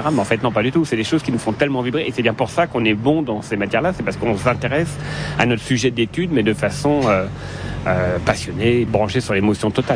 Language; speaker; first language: French; native; French